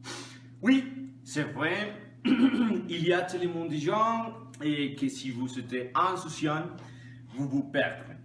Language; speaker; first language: French; non-native, learner; Spanish